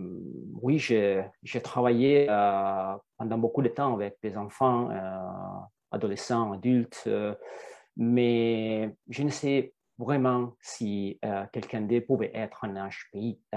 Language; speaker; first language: French; non-native, fluent; Italian